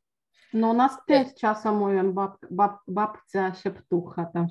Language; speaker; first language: Polish; non-native, learner; Ukrainian